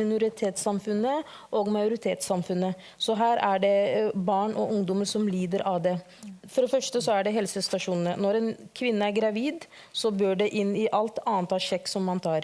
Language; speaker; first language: Norwegian; early bilingual, other home language; Somali